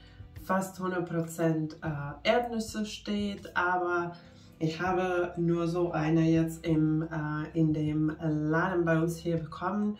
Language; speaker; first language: German; non-native, fluent; Finnish